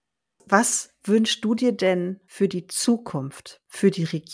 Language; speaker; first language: German; native; German